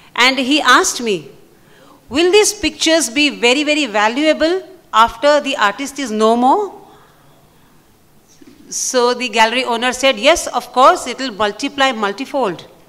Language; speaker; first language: English; non-native, local second language; Marathi